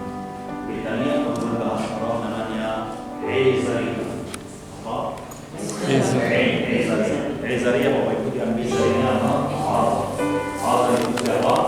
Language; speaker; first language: Indonesian; non-native, fluent; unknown